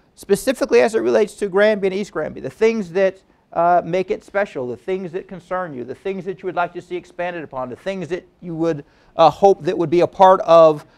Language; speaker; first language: English; native; English